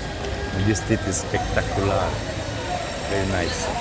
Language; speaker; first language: English; non-native, learner; Slovenian